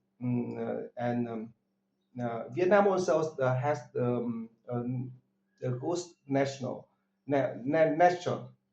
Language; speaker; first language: English; non-native, learner; Vietnamese